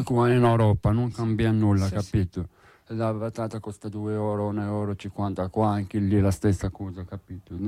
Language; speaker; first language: Italian; non-native, learner; Arabic